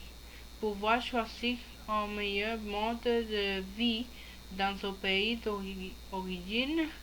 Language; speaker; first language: French; non-native, learner; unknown